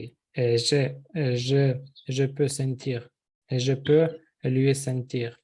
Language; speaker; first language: French; non-native, learner; Russian